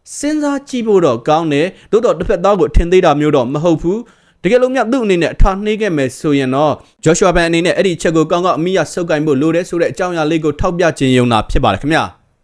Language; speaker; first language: Burmese; native; Burmese